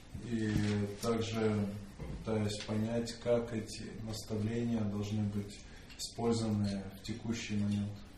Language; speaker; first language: Russian; native; Russian